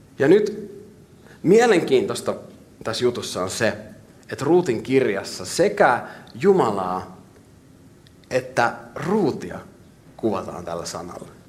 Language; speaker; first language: Finnish; native; Finnish